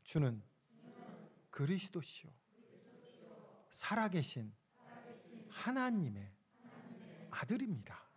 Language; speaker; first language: Korean; native; Korean